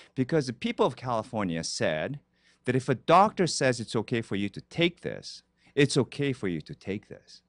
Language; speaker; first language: English; non-native, fluent; Korean